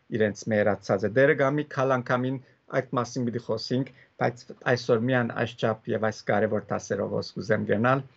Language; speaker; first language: Armenian; early bilingual, heritage; Armenian